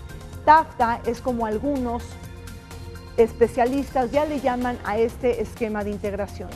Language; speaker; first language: Spanish; native; Spanish